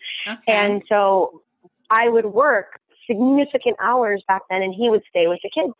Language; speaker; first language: English; native; English